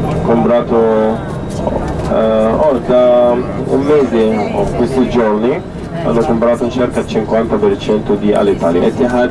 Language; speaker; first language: Italian; non-native, fluent; Arabic